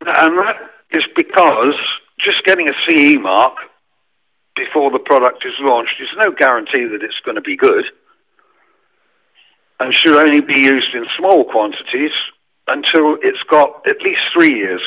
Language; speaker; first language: English; native; English